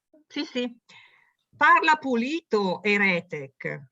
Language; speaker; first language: Italian; native; Italian